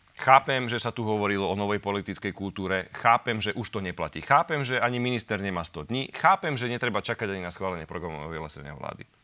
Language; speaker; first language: Slovak; native; Slovak